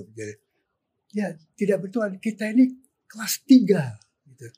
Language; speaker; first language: Indonesian; native; Indonesian